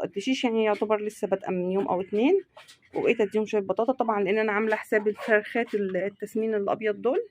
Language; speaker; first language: Arabic; native; Arabic